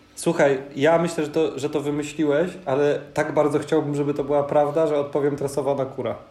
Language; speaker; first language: Polish; native; Polish